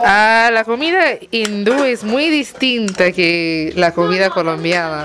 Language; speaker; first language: Spanish; non-native, learner; Tamil